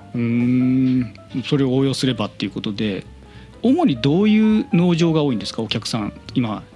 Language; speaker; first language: Japanese; native; Japanese